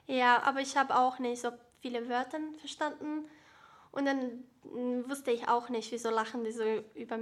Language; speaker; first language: German; early bilingual, other home language; Bosnian